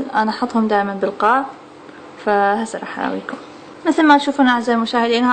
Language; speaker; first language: Arabic; native; Arabic